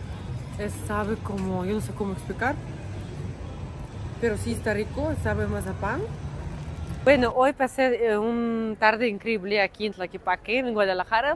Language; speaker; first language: Spanish; non-native, fluent; Russian